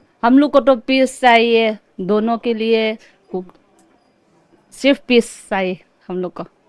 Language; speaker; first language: Hindi; non-native, local second language; Manipuri